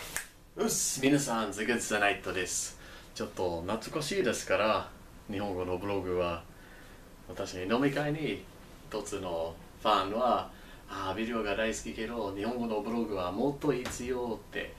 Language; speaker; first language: Japanese; non-native, learner; English